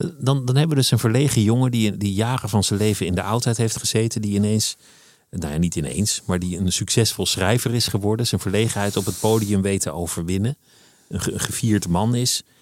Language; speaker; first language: Dutch; native; Dutch